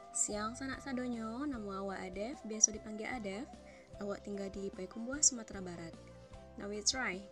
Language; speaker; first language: English; non-native, fluent; Indonesian